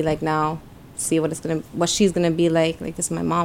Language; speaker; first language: English; early bilingual, other home language; Spanish